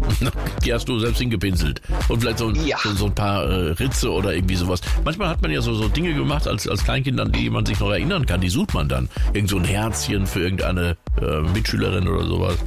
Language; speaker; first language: German; native; German